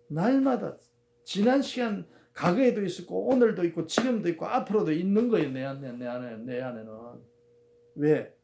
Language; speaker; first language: Korean; native; Korean